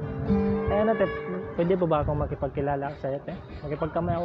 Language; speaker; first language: Filipino; non-native, local second language; Cebuano